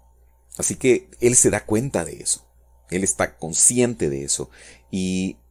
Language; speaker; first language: Spanish; native; Spanish